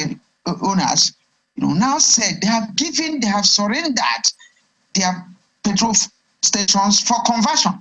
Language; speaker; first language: English; non-native, local second language; Igbo